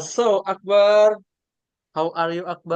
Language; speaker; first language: English; non-native, learner; Indonesian